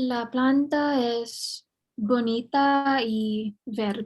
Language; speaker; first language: Spanish; non-native, learner; English